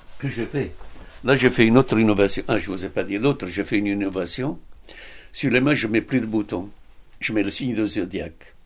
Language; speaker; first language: French; non-native, fluent; Italian